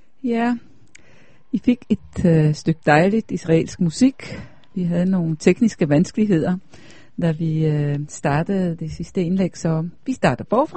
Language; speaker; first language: Danish; non-native, fluent; Polish